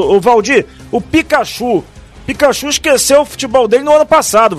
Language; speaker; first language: Portuguese; native; Portuguese